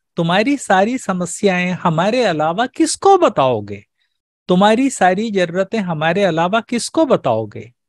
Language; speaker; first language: Hindi; native; Hindi